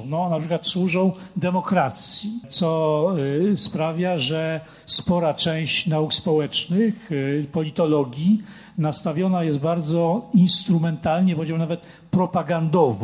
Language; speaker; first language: Polish; native; Polish